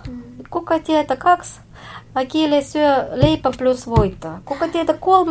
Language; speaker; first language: Finnish; non-native, learner; Russian